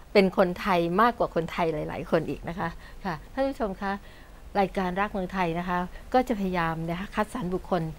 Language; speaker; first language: Thai; native; Thai